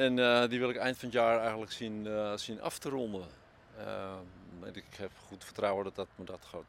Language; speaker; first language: Dutch; native; Dutch